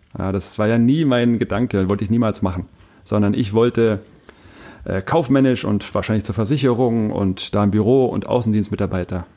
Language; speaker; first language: German; native; German